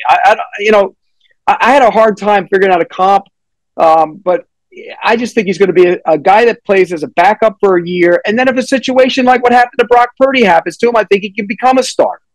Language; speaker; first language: English; native; English